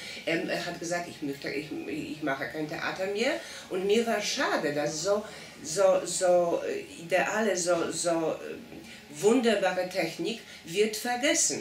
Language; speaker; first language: German; non-native, fluent; Polish